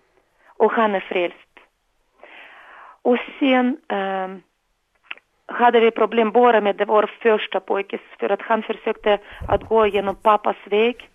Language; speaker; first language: Swedish; non-native, learner; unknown